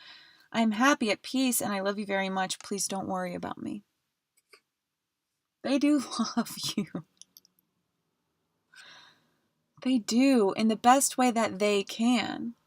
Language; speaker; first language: English; native; English